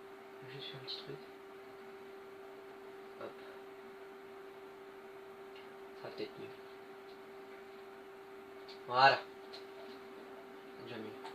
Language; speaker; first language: French; native; French